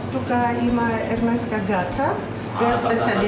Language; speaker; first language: Macedonian; non-native, fluent; Armenian